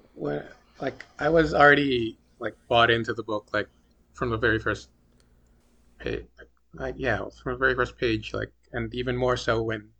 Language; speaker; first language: English; early bilingual, other home language; Filipino